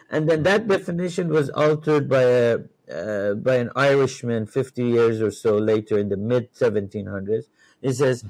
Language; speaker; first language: English; non-native, fluent; Persian